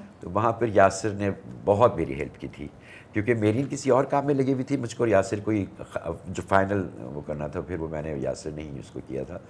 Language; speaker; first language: Urdu; native; Urdu